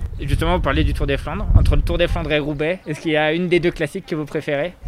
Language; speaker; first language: French; native; French